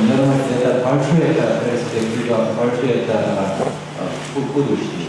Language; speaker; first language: Russian; non-native, learner; Korean